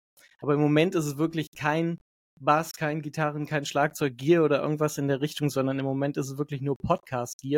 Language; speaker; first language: German; native; German